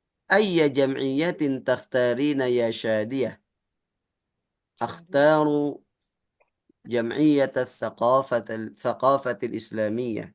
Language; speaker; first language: Arabic; non-native, fluent; Indonesian